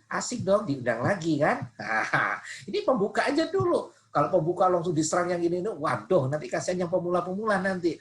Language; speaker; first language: Indonesian; non-native, local second language; Javanese